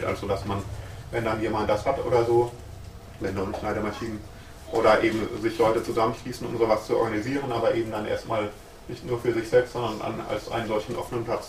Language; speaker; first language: German; native; German